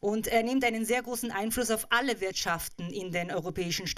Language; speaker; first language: German; native; German